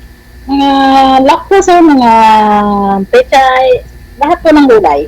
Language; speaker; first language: Filipino; non-native, local second language; Iloko